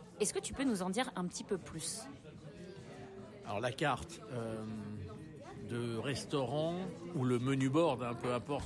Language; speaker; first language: French; native; French